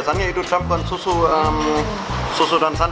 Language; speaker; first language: Indonesian; non-native, fluent; German